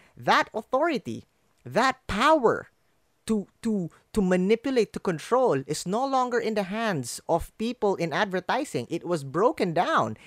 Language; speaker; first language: English; non-native, local second language; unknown